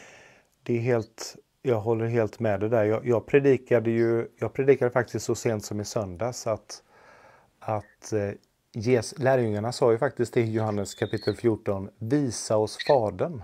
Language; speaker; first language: Swedish; native; Swedish